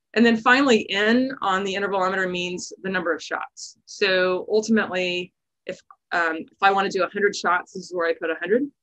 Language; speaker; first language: English; native; English